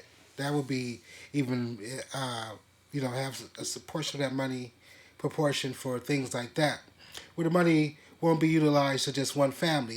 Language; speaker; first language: English; native; English